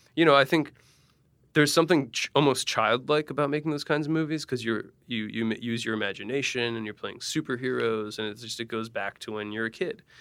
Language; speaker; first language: English; native; English